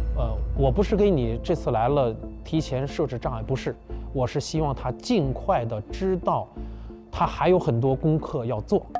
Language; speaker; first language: Chinese; native; Chinese